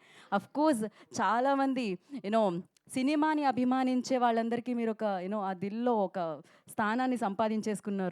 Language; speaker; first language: Telugu; native; Telugu